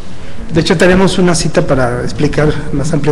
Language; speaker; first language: Spanish; native; Spanish